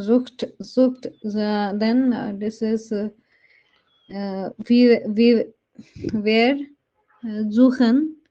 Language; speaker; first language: German; non-native, learner; Hindi